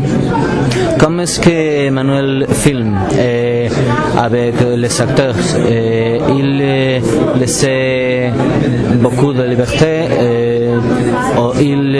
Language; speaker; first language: French; non-native, learner; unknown